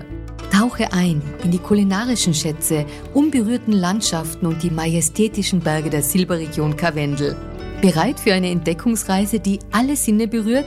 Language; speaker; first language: German; native; German